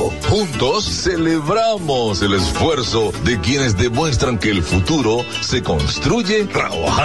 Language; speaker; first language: Spanish; native; Spanish